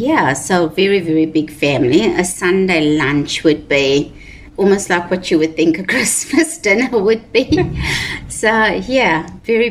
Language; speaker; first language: English; native; English